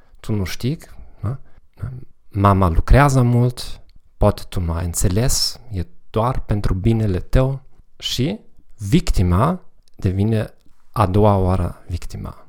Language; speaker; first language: Romanian; non-native, fluent; German